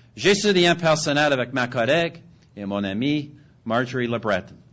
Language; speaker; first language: French; non-native, fluent; English